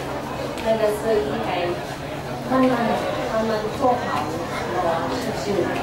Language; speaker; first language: Chinese; non-native, local second language; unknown